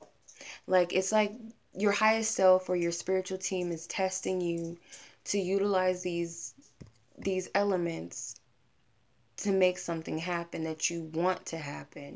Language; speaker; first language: English; native; English